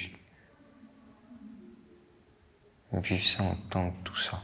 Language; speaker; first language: French; non-native, local second language; Bambara